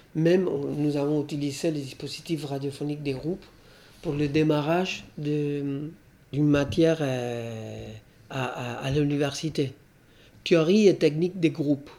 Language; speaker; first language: French; non-native, fluent; Spanish